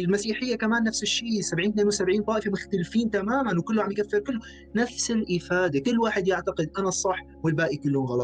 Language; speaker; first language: Arabic; native; Arabic